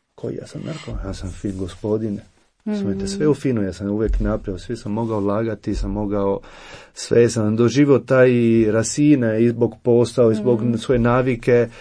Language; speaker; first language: Croatian; non-native, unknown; Italian